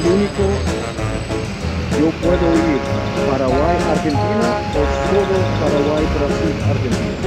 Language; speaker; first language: Portuguese; non-native, learner; English